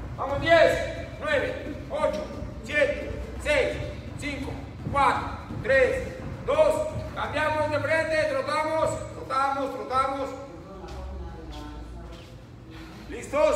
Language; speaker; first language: Spanish; native; Spanish